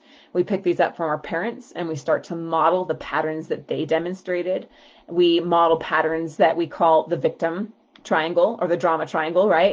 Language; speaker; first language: English; native; English